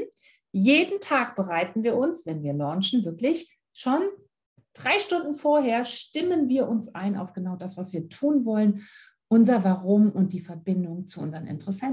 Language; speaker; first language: German; native; German